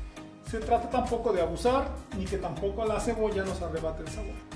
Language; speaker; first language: Spanish; native; Spanish